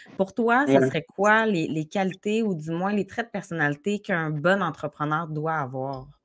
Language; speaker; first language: French; native; French